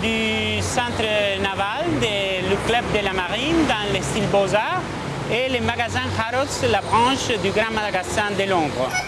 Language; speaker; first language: French; non-native, fluent; Spanish